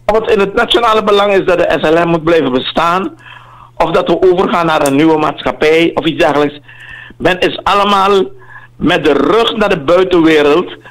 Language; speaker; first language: Dutch; native; Dutch